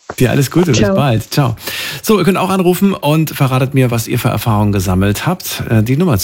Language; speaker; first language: German; native; German